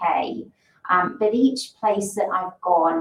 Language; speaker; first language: English; native; English